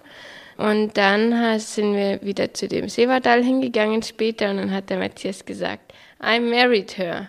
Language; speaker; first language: German; native; German